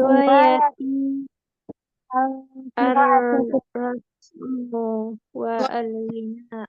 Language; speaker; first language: Arabic; non-native, learner; Indonesian